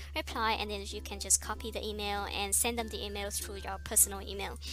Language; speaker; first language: English; non-native, fluent; Vietnamese